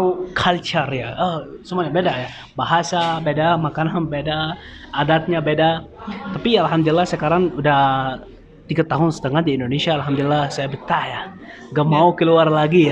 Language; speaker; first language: Indonesian; non-native, learner; Arabic